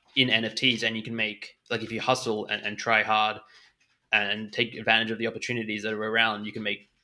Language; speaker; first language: English; native; English